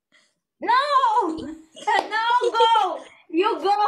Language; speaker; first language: English; non-native, learner; Croatian